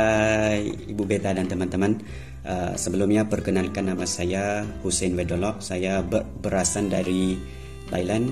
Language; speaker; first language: Indonesian; non-native, fluent; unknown